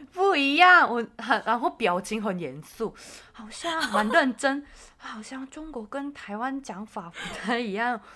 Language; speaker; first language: Chinese; non-native, fluent; Korean